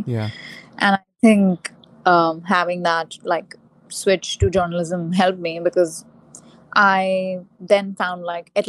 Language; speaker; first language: English; non-native, local second language; Hindi